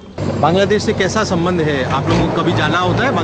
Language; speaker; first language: Hindi; native; Hindi